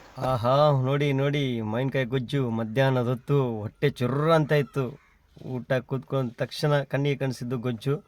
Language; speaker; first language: Kannada; non-native, local second language; Tulu